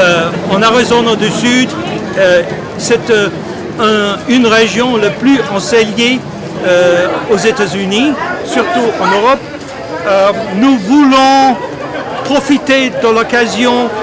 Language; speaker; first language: French; non-native, fluent; English